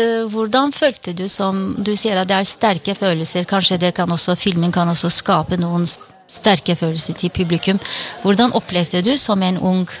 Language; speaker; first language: Norwegian; non-native, fluent; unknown